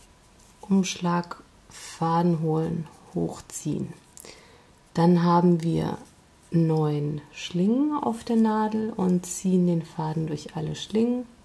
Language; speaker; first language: German; native; German